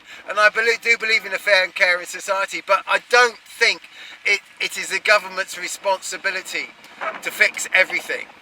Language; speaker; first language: English; native; English